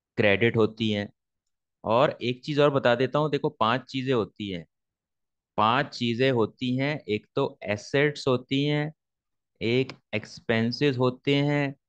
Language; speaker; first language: Hindi; native; Hindi